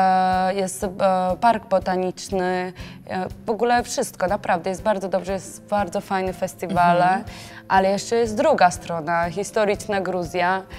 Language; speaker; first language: Polish; non-native, learner; Georgian